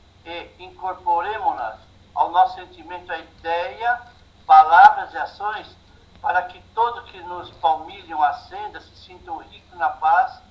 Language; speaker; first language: Portuguese; native; Portuguese